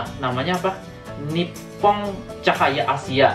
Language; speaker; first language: Indonesian; native; Indonesian